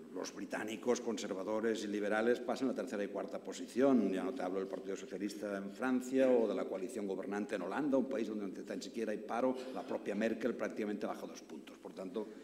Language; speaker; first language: Spanish; non-native, local second language; Catalan